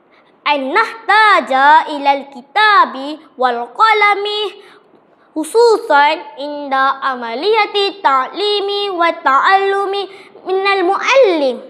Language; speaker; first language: Arabic; non-native, learner; Malay